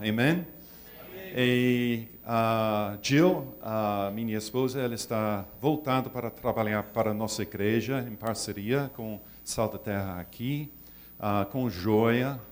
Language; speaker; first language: Portuguese; non-native, learner; English